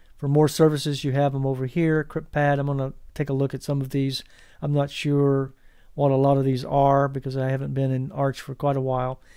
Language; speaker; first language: English; native; English